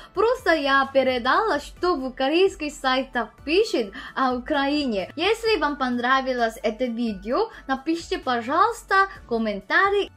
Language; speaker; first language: Russian; non-native, learner; Korean